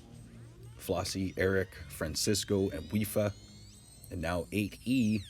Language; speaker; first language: English; native; English